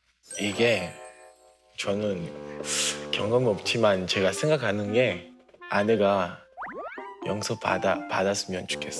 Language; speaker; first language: Korean; non-native, fluent; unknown